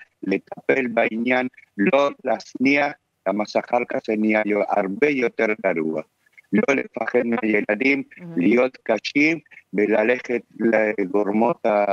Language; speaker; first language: Hebrew; non-native, fluent; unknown